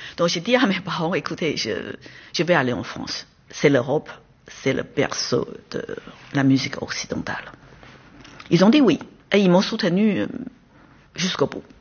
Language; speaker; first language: French; non-native, fluent; Chinese